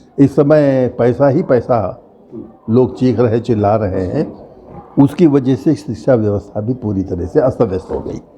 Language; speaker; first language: Hindi; native; Hindi